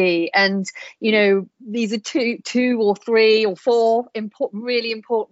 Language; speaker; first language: English; native; English